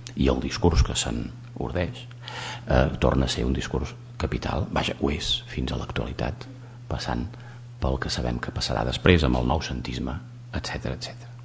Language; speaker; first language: Catalan; native; Catalan